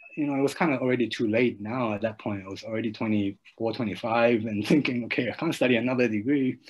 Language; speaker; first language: English; early bilingual, other home language; Japanese